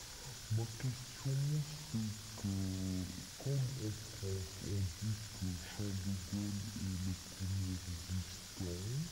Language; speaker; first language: French; non-native, local second language; Arabic